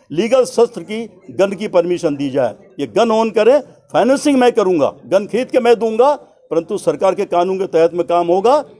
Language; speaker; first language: Hindi; native; Hindi